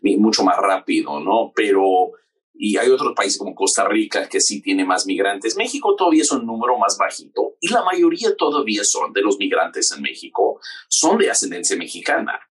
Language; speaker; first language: Spanish; non-native, fluent; English